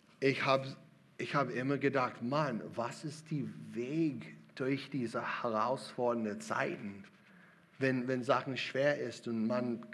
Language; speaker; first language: German; non-native, learner; English